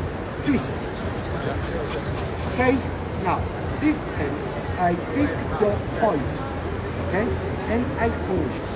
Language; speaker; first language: English; non-native, learner; Italian